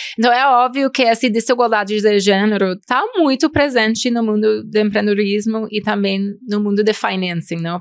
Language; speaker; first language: Portuguese; non-native, fluent; English